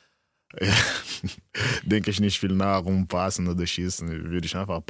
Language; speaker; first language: German; early bilingual, other home language; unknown